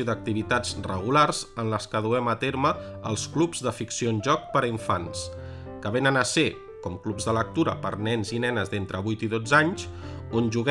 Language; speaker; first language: Catalan; native; Catalan